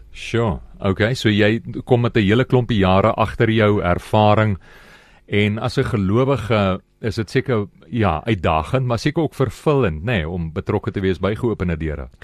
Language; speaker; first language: Afrikaans; native; Afrikaans